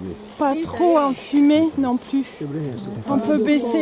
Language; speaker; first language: French; native; French